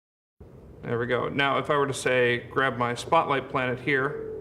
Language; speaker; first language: English; native; English